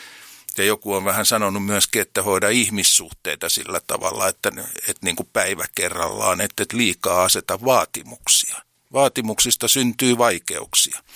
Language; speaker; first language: Finnish; native; Finnish